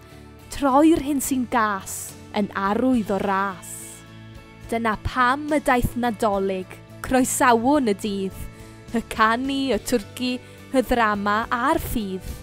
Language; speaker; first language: Welsh; native; Welsh